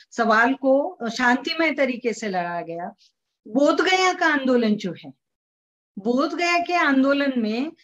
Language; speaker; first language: Hindi; non-native, local second language; Marathi